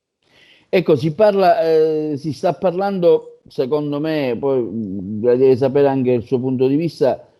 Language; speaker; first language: Italian; native; Italian